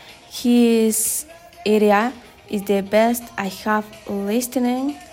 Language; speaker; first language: English; non-native, learner; Spanish